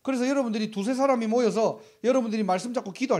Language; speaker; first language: Korean; native; Korean